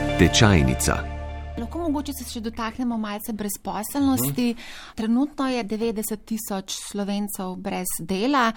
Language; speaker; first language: Slovenian; native; Slovenian